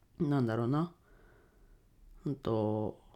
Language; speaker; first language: Japanese; native; Japanese